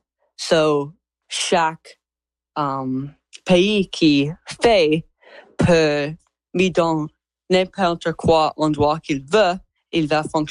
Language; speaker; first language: French; non-native, learner; English